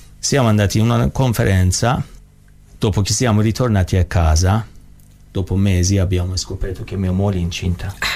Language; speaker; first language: Italian; non-native, learner; Persian